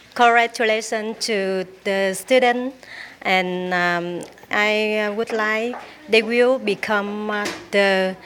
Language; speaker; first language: English; non-native, learner; Vietnamese